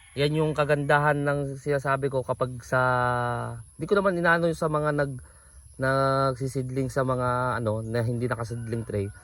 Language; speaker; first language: Filipino; non-native, local second language; Cebuano